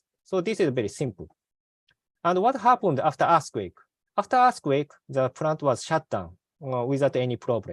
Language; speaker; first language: English; non-native, fluent; Japanese